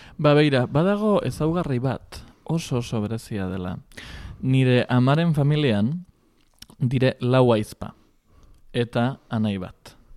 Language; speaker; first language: Basque; non-native, local second language; Spanish